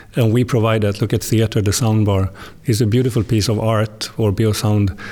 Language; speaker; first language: English; non-native, fluent; Swedish